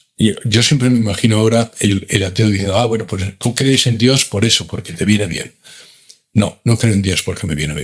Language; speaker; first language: Spanish; native; Spanish